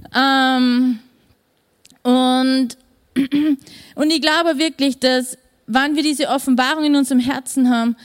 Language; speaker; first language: German; native; German